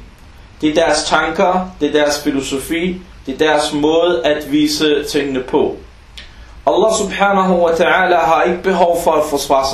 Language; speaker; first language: Danish; non-native, fluent; Arabic